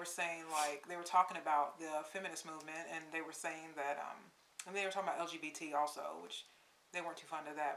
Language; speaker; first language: English; native; English